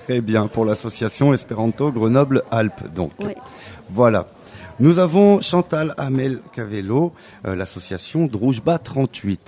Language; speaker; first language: French; native; French